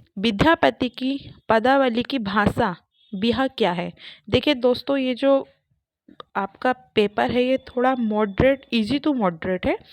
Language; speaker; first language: Hindi; native; Hindi